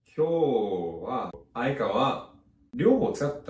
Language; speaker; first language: Japanese; non-native, learner; English